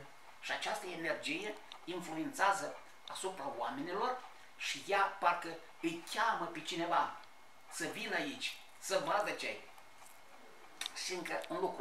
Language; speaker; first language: Romanian; native; Romanian